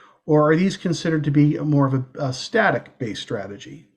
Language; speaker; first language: English; native; English